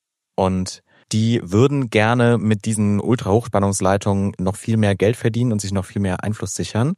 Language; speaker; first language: German; native; German